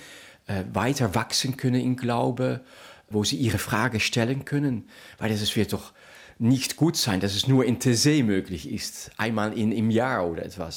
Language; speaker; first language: German; non-native, fluent; Dutch